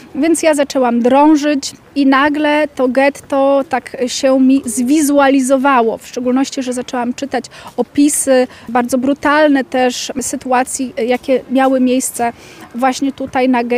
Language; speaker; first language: Polish; native; Polish